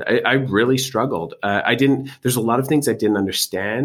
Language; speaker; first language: English; native; English